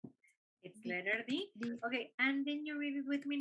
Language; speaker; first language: English; non-native, fluent; Spanish